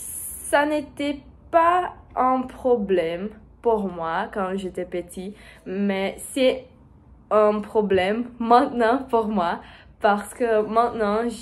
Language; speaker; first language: French; non-native, learner; Portuguese